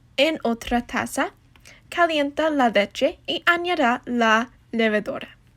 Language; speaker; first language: Spanish; non-native, learner; English